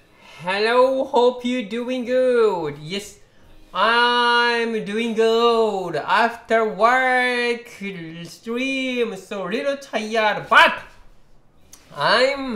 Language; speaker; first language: English; non-native, learner; Japanese